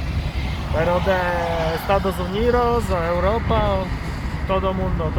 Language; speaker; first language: Spanish; non-native, learner; Polish